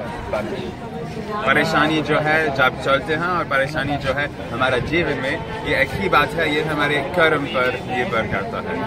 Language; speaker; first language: Hindi; non-native, fluent; French